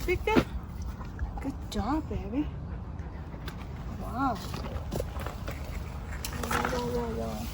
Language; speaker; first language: English; non-native, learner; Thai